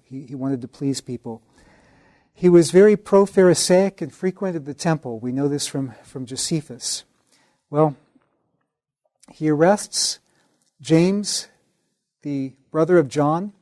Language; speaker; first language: English; native; English